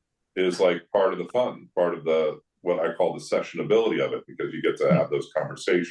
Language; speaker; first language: English; native; English